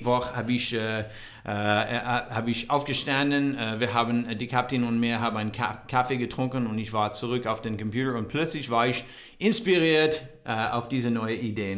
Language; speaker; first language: German; non-native, learner; English